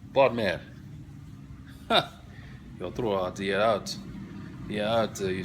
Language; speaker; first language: Swedish; non-native, learner; English